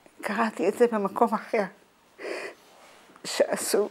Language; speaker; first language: Hebrew; non-native, fluent; Dutch